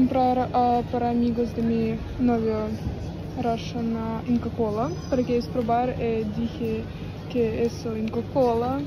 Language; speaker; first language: Spanish; non-native, learner; Russian